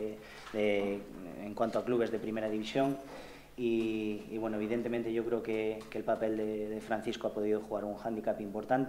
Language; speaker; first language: Spanish; native; Spanish